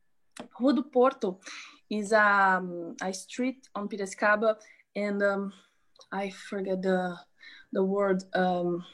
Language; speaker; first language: English; non-native, learner; Portuguese